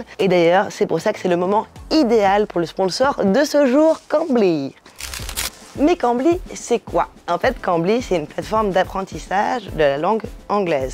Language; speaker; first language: French; native; French